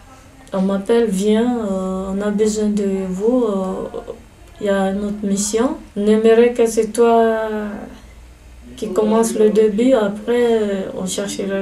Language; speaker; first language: French; non-native, fluent; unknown